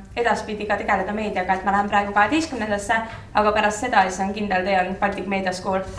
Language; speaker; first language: Estonian; native; Estonian